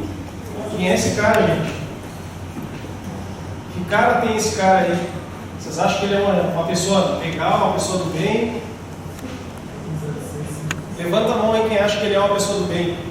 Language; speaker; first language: Portuguese; native; Portuguese